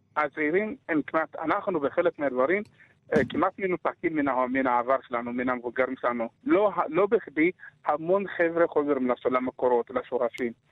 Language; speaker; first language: Hebrew; early bilingual, other home language; Amharic